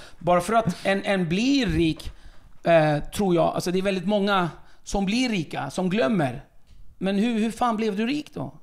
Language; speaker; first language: Swedish; early bilingual, other home language; Kurdish